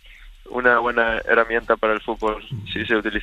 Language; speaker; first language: Spanish; early bilingual, other home language; Swedish